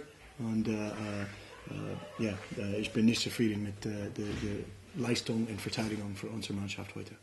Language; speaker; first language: German; non-native, learner; English